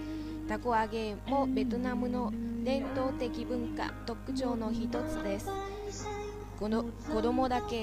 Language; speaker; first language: Japanese; non-native, learner; Vietnamese